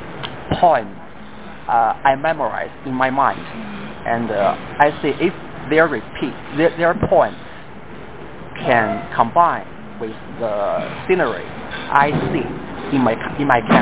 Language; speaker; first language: English; non-native, fluent; Chinese